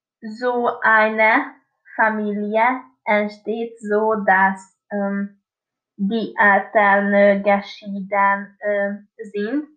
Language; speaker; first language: German; non-native, learner; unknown